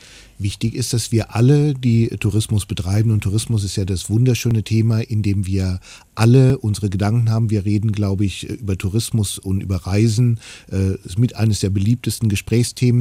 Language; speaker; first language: German; native; German